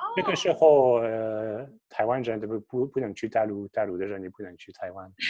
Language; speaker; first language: Chinese; non-native, fluent; French